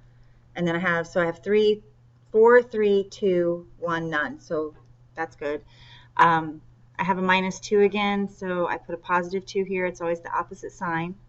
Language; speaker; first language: English; native; English